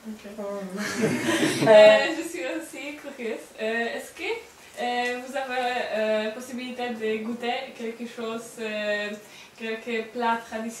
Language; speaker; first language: French; non-native, learner; Polish